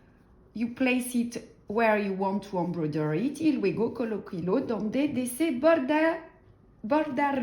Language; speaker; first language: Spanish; non-native, learner; French